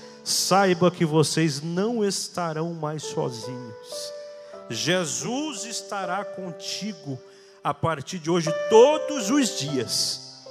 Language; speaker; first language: Portuguese; native; Portuguese